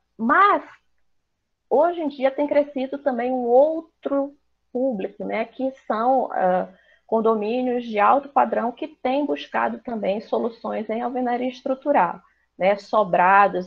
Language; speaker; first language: Portuguese; native; Portuguese